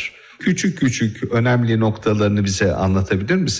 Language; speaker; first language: Turkish; native; Turkish